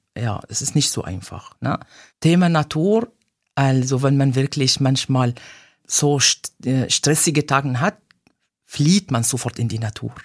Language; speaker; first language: German; non-native, fluent; Arabic